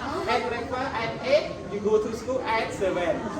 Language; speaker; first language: English; non-native, learner; Khmer